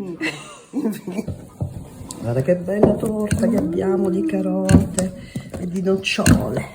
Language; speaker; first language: Italian; native; Italian